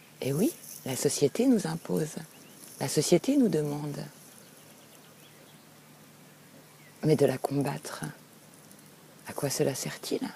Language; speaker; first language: French; native; French